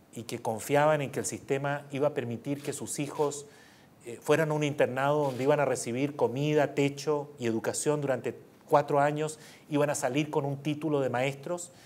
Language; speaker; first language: Spanish; native; Spanish